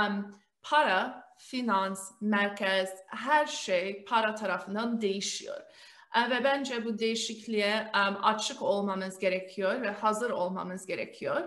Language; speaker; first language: Turkish; early bilingual, heritage; Turkish